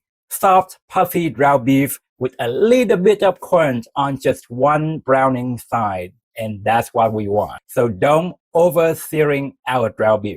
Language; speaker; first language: English; non-native, fluent; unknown